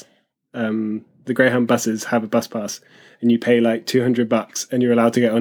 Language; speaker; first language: English; native; English